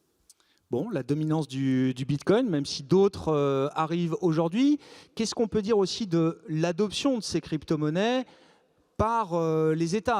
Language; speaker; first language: French; native; French